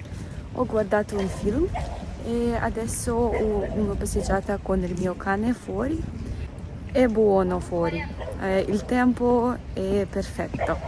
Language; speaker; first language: Italian; non-native, learner; Russian